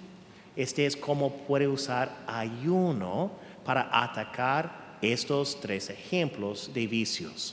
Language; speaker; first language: Spanish; non-native, fluent; English